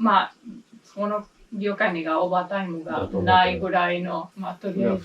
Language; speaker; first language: Japanese; non-native, learner; English